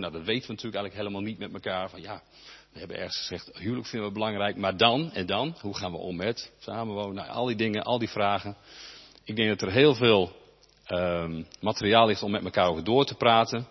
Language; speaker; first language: Dutch; native; Dutch